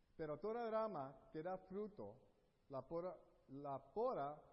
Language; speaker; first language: Spanish; early bilingual, heritage; Spanish